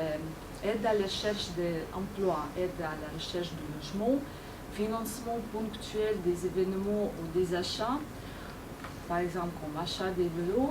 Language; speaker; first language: French; non-native, fluent; Ukrainian